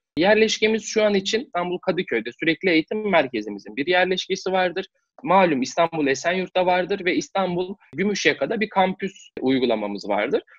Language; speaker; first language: Turkish; native; Turkish